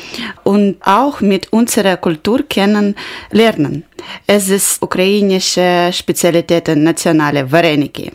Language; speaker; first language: German; non-native, learner; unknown